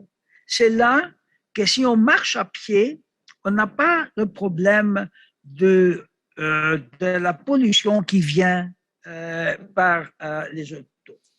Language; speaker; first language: French; non-native, learner; Greek